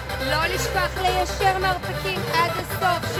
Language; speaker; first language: Hebrew; native; Hebrew